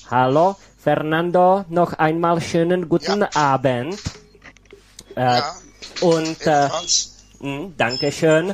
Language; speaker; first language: German; non-native, fluent; Czech